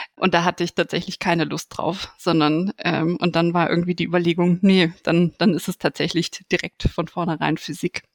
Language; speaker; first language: German; native; German